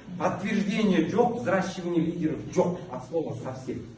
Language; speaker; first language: Russian; non-native, local second language; Kazakh